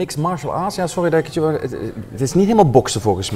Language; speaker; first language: Dutch; native; Dutch